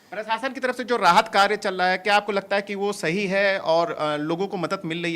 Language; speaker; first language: Hindi; native; Hindi